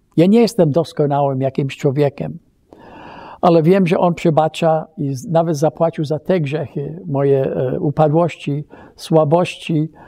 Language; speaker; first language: Polish; early bilingual, heritage; Polish